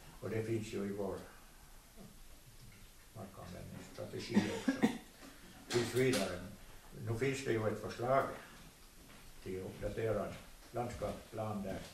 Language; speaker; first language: Swedish; native; Swedish